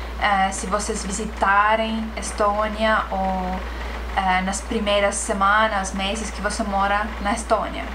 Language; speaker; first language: Portuguese; non-native, fluent; Estonian